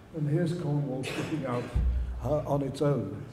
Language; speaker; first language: English; native; English